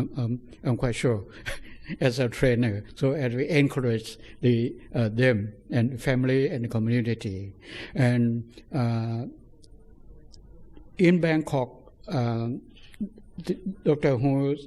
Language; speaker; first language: English; non-native, fluent; Thai